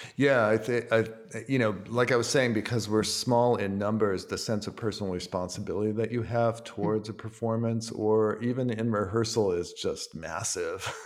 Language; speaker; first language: English; native; English